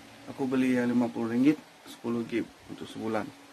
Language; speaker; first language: Malay; non-native, local second language; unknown